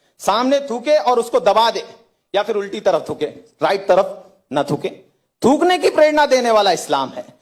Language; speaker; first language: Hindi; native; Hindi